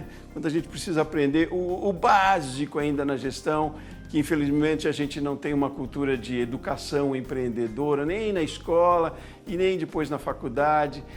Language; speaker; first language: Portuguese; native; Portuguese